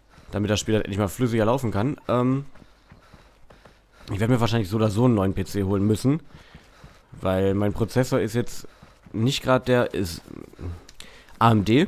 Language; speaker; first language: German; native; German